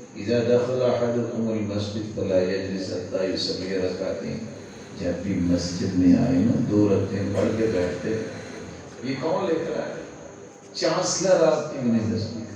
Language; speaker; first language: Urdu; non-native, local second language; Punjabi